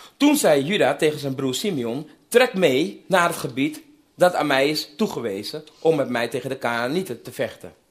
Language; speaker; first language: Dutch; non-native, fluent; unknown